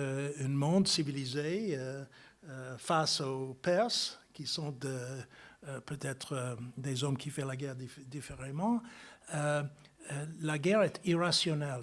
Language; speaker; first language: French; non-native, fluent; English